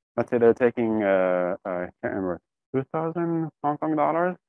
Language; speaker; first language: English; non-native, fluent; Hebrew